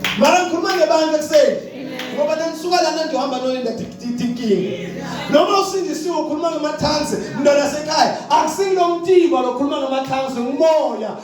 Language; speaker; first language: Zulu; non-native, local second language; Swati